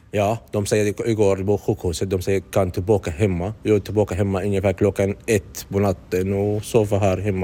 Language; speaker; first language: Swedish; non-native, learner; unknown